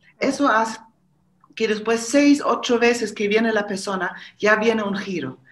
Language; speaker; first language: Spanish; non-native, fluent; German